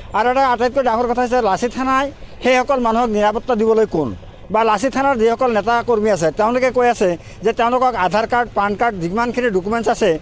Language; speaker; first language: Assamese; non-native, local second language; Bangla